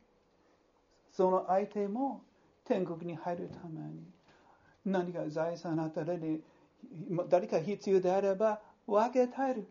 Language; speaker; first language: Japanese; non-native, fluent; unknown